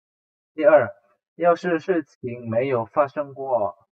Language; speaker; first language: Chinese; non-native, fluent; Indonesian